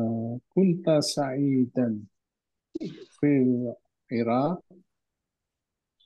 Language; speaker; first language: Arabic; non-native, learner; Indonesian